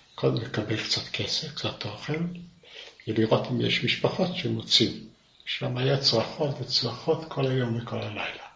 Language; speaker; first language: Hebrew; non-native, fluent; Yiddish